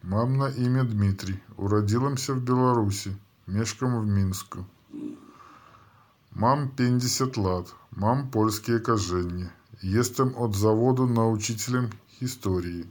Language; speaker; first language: Polish; non-native, learner; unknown